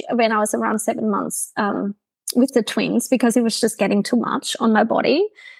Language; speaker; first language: English; non-native, fluent; German